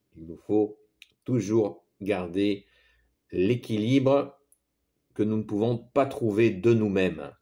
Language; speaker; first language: French; native; French